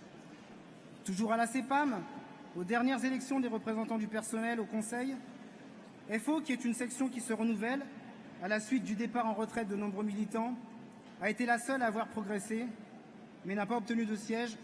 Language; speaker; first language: French; native; French